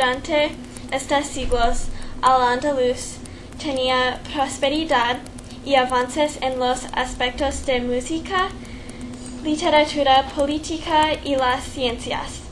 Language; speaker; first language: Spanish; non-native, learner; English